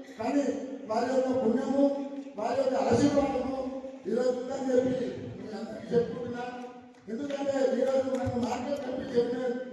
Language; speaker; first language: Telugu; non-native, local second language; Lambadi